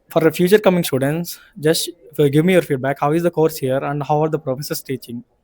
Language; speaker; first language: English; non-native, local second language; Telugu